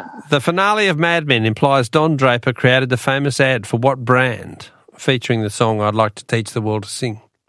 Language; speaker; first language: English; native; English